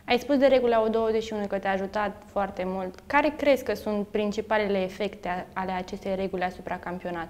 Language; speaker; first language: Romanian; native; Romanian